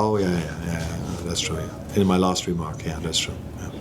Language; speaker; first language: English; non-native, fluent; Dutch